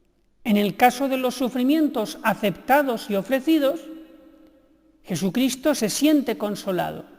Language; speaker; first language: Spanish; native; Spanish